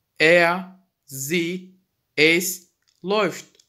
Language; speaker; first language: German; non-native, fluent; Turkish